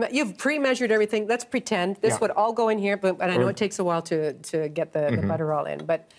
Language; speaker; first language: English; native; English